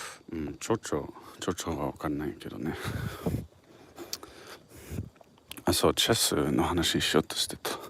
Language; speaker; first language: Japanese; non-native, fluent; English